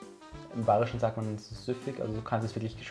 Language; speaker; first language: German; native; German